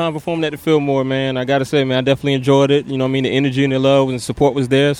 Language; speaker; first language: English; native; English